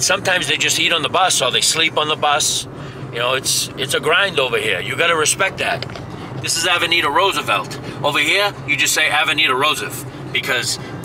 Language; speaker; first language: English; native; English